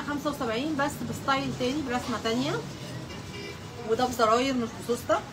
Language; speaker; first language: Arabic; native; Arabic